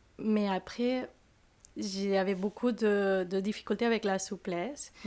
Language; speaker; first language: French; non-native, fluent; Spanish